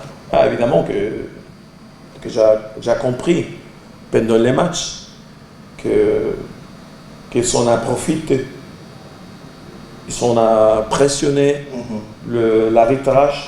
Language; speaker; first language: French; non-native, learner; Portuguese